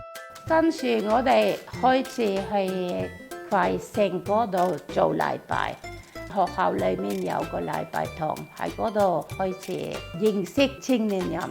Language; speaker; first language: Cantonese; non-native, fluent; Norwegian